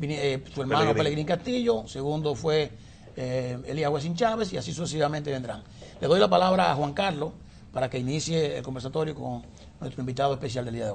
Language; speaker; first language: Spanish; native; Spanish